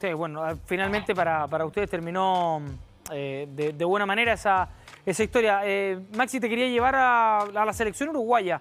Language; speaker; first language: Spanish; native; Spanish